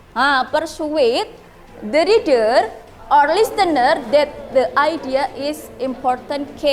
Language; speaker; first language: English; non-native, learner; Indonesian